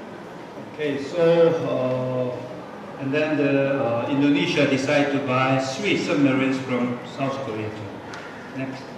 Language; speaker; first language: English; non-native, fluent; Korean